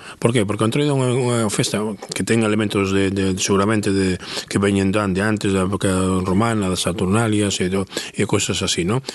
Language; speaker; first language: Galician; native; Galician